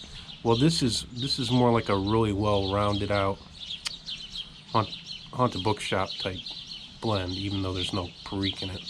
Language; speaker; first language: English; native; English